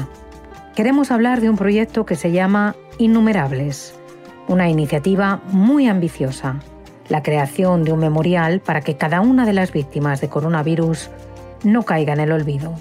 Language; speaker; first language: Spanish; native; Spanish